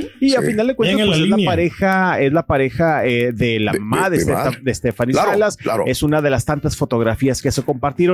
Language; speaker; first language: Spanish; native; Spanish